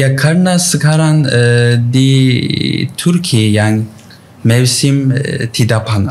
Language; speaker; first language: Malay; non-native, learner; Turkish